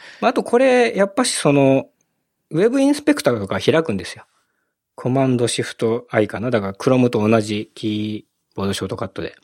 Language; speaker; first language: Japanese; native; Japanese